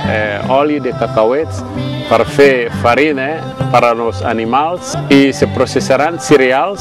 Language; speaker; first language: Catalan; non-native, fluent; Mandingo